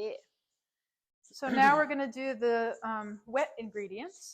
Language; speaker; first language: English; native; English